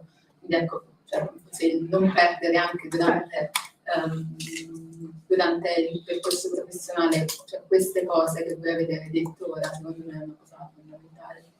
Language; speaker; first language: Italian; native; Italian